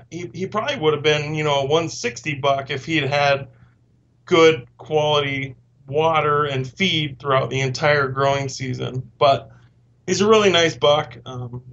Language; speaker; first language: English; native; English